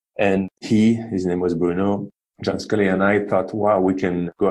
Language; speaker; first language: English; non-native, fluent; French